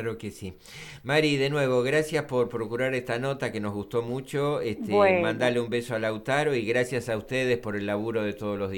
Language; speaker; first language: Spanish; native; Spanish